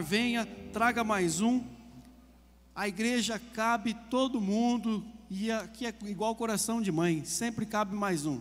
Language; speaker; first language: Portuguese; native; Portuguese